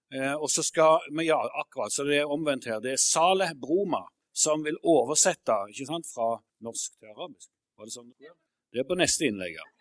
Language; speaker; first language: Norwegian; native; Norwegian